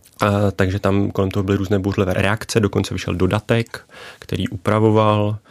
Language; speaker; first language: Czech; native; Czech